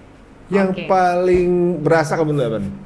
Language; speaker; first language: Indonesian; native; Indonesian